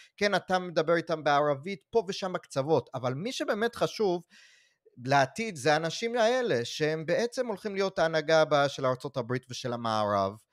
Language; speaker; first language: Hebrew; non-native, fluent; English